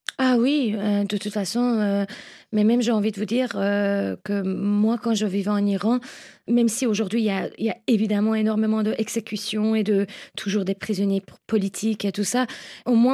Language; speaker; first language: French; non-native, fluent; Persian